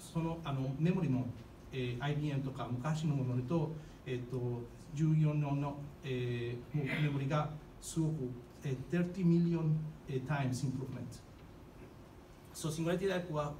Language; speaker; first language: Japanese; non-native, fluent; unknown